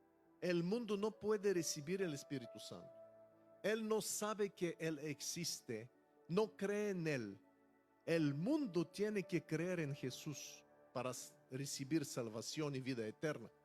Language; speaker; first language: Spanish; non-native, fluent; Bulgarian